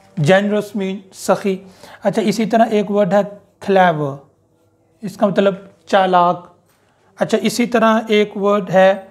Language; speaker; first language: Urdu; native; Urdu